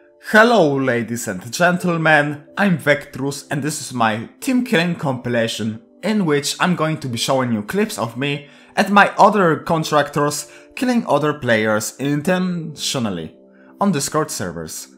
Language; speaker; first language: English; non-native, fluent; Polish